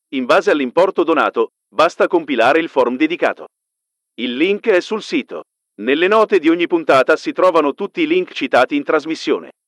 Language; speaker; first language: Italian; native; Italian